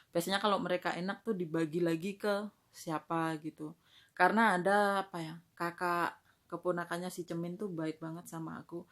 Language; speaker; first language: Indonesian; native; Indonesian